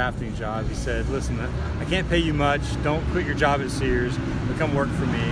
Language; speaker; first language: English; native; English